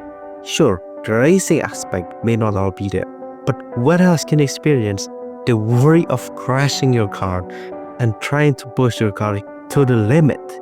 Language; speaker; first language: English; non-native, fluent; Indonesian